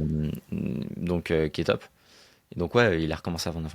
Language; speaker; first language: French; native; French